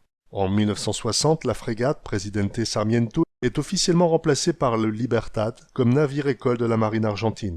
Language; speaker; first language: French; native; French